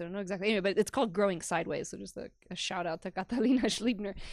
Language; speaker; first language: English; early bilingual, other home language; Spanish